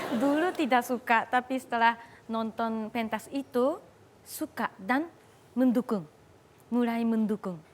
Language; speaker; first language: Indonesian; non-native, fluent; Japanese